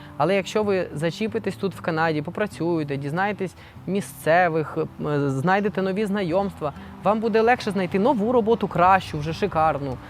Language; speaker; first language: Ukrainian; non-native, local second language; Russian